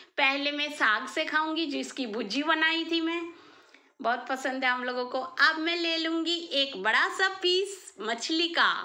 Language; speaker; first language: Hindi; non-native, local second language; Bangla